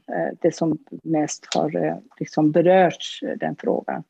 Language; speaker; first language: Swedish; non-native, fluent; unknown